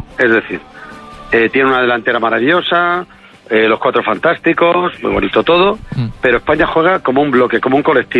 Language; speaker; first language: Spanish; native; Spanish